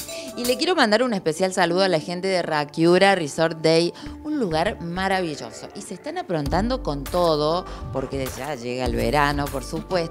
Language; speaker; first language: Spanish; native; Spanish